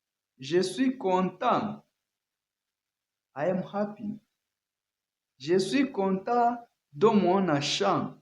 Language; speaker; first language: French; non-native, learner; Kinyarwanda